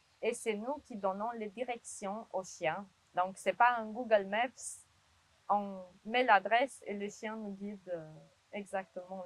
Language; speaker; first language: French; non-native, fluent; Romanian